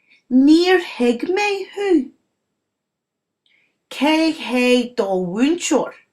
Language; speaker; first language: Irish; non-native, local second language; English